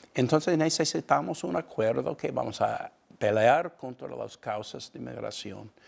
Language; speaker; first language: Spanish; non-native, fluent; English